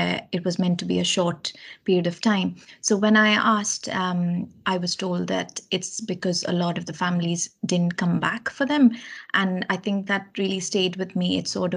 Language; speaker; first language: English; non-native, local second language; Malayalam